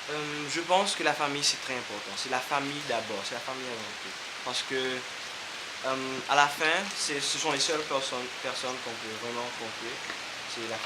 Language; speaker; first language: French; non-native, local second language; Seselwa Creole French